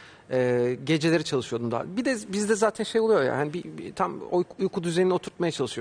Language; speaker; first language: Turkish; native; Turkish